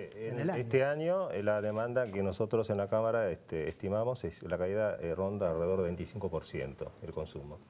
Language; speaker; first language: Spanish; non-native, fluent; Korean